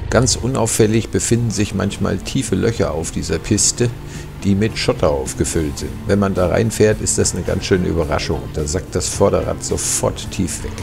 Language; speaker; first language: German; native; German